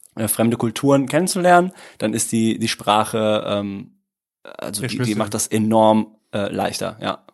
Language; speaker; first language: German; early bilingual, other home language; Italian